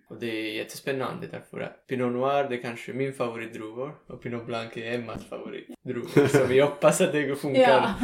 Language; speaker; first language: Swedish; non-native, learner; Italian